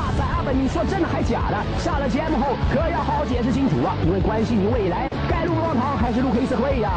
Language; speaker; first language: Chinese; native; Chinese